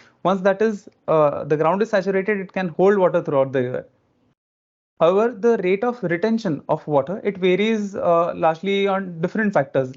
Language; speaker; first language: English; non-native, local second language; Marathi